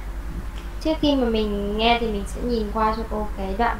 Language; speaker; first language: Vietnamese; native; Vietnamese